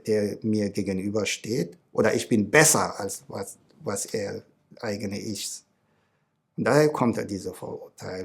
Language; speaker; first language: German; non-native, fluent; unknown